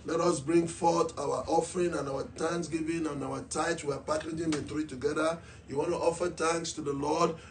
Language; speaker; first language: English; non-native, local second language; Yoruba